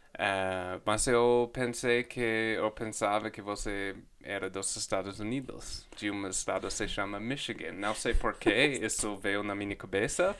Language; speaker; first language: Portuguese; non-native, fluent; English